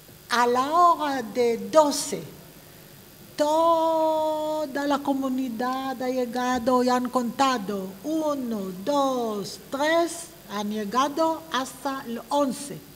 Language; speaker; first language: Spanish; non-native, fluent; Hebrew